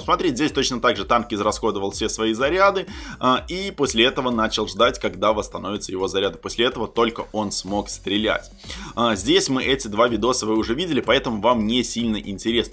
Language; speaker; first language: Russian; native; Russian